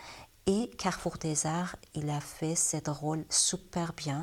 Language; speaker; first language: French; non-native, learner; Persian